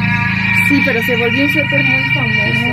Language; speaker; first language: Spanish; native; Spanish